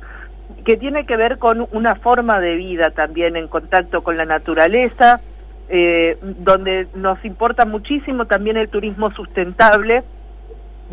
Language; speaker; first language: Spanish; native; Spanish